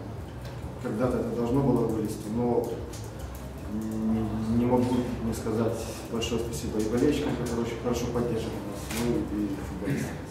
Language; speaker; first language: Russian; native; Russian